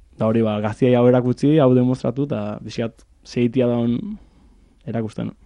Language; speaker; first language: Basque; native; Basque